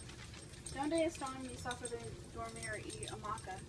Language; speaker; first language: Spanish; non-native, learner; English